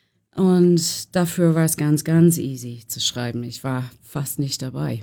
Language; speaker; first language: German; non-native, learner; English